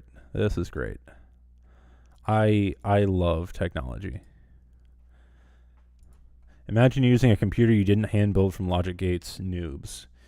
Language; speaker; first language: English; native; English